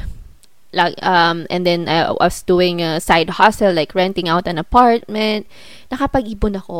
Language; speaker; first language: English; non-native, local second language; Filipino